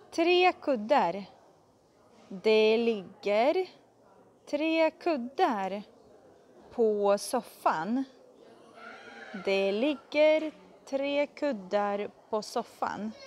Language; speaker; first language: Swedish; non-native, fluent; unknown